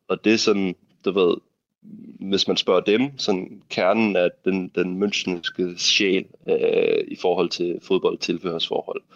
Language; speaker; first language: Danish; native; Danish